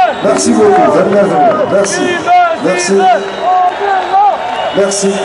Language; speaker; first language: French; non-native, local second language; Kabyle